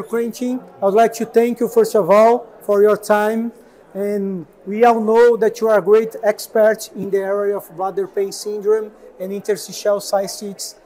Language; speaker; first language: English; non-native, fluent; Portuguese